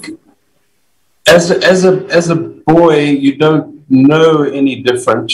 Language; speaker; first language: English; native; English